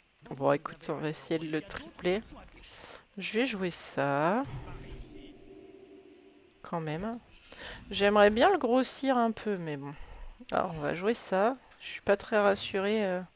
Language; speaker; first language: French; native; French